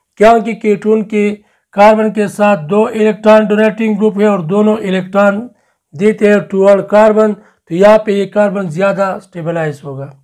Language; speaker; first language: Urdu; non-native, local second language; Pashto